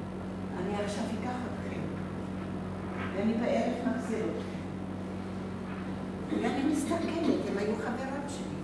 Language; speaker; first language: Hebrew; non-native, fluent; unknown